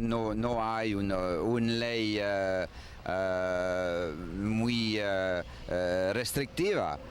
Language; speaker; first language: Spanish; non-native, learner; French